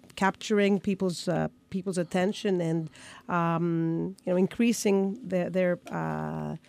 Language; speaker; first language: English; non-native, fluent; Greek